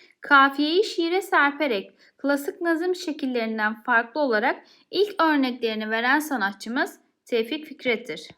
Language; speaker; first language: Turkish; native; Turkish